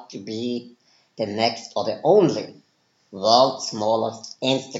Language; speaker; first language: English; non-native, fluent; German